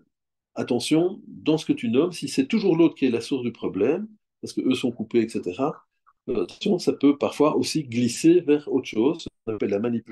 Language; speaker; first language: French; native; French